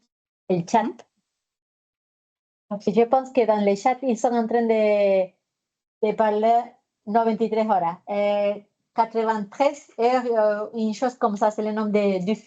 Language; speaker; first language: French; non-native, fluent; Spanish